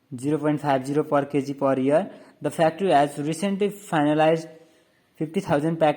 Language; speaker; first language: English; non-native, local second language; Nepali